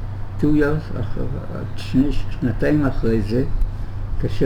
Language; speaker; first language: Hebrew; early bilingual, other home language; German